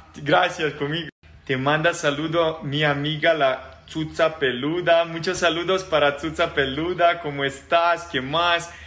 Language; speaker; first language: Spanish; non-native, learner; Serbian